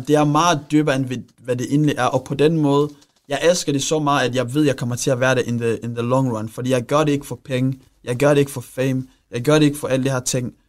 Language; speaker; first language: Danish; early bilingual, other home language; Rundi